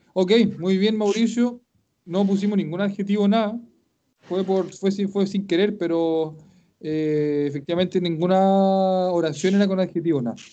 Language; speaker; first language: Spanish; native; Spanish